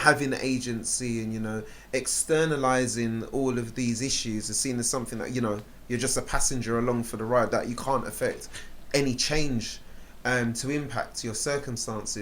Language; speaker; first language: English; native; English